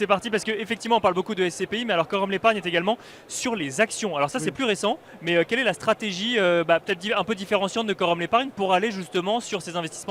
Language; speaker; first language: French; native; French